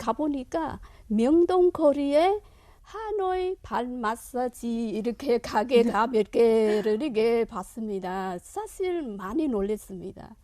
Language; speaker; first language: Korean; non-native, fluent; Vietnamese